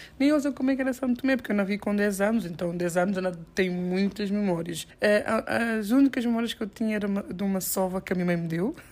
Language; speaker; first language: Portuguese; native; Portuguese